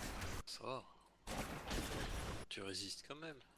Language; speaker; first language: French; native; French